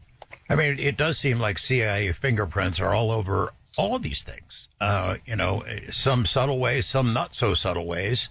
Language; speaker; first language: English; native; English